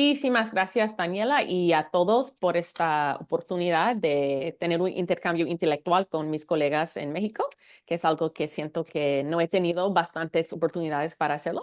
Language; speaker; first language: Spanish; non-native, fluent; English